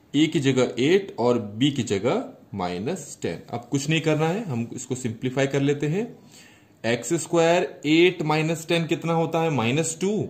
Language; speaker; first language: Hindi; native; Hindi